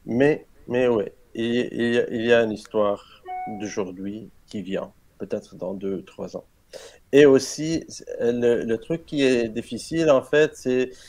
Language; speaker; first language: French; non-native, learner; Arabic